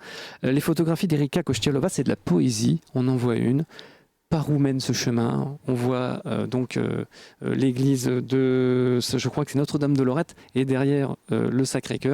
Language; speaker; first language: French; native; French